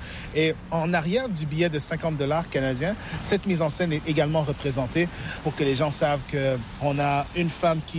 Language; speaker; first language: French; native; French